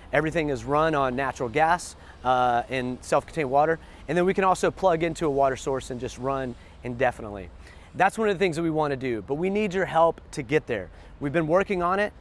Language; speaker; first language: English; native; English